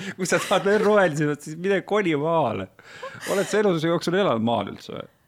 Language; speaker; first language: Estonian; native; Estonian